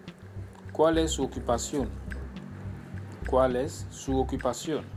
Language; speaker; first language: Spanish; non-native, learner; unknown